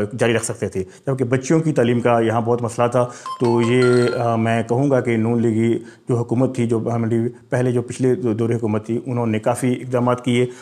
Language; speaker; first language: Urdu; non-native, local second language; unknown